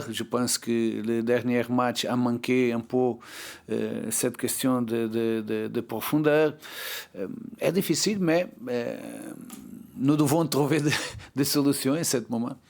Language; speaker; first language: French; non-native, learner; Portuguese